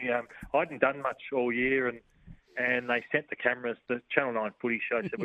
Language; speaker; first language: English; native; English